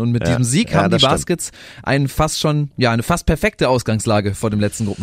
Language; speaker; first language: German; native; German